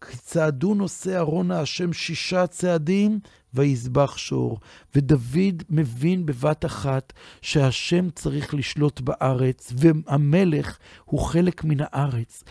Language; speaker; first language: Hebrew; native; Hebrew